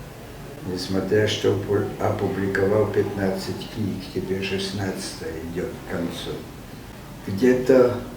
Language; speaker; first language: Russian; non-native, fluent; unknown